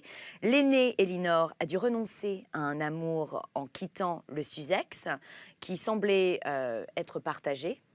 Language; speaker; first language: French; native; French